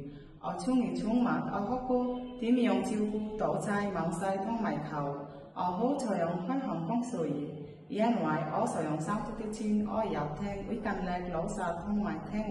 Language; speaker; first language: Cantonese; non-native, learner; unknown